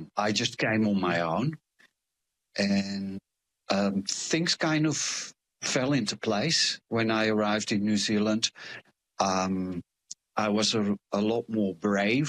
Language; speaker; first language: English; non-native, fluent; Dutch